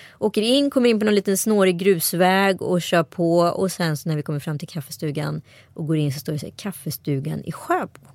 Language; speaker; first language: Swedish; native; Swedish